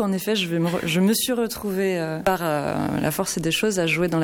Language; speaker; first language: French; non-native, fluent; Ukrainian